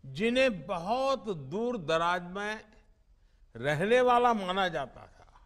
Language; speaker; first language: Hindi; non-native, local second language; Gujarati